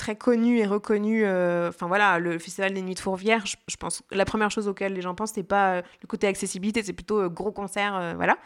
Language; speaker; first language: French; native; French